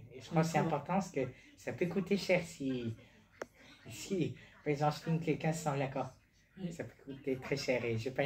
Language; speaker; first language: French; native; French